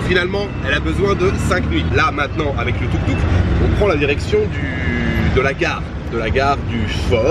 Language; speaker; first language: French; native; French